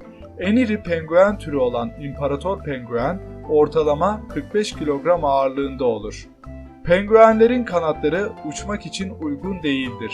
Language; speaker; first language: Turkish; native; Turkish